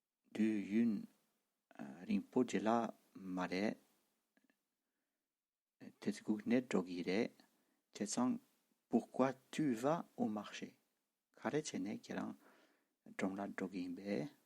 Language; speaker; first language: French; non-native, fluent; Tibetan